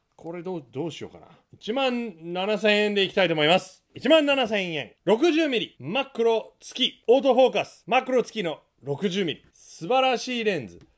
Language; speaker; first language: Japanese; non-native, fluent; English